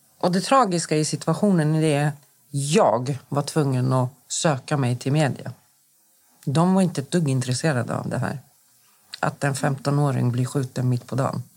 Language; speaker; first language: Swedish; native; Swedish